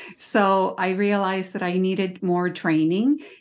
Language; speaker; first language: English; early bilingual, other home language; Spanish